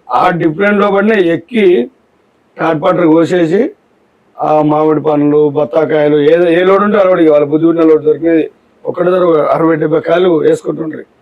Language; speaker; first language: Telugu; native; Telugu